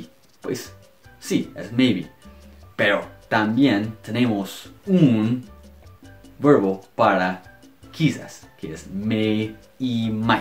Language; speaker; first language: Spanish; non-native, fluent; English